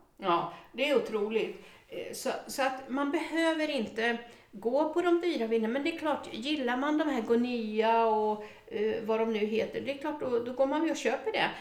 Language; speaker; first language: Swedish; native; Swedish